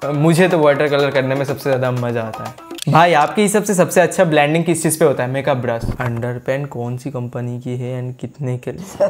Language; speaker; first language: Hindi; non-native, local second language; Bangla